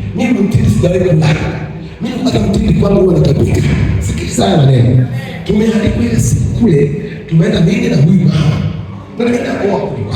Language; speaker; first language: Swahili; non-native, local second language; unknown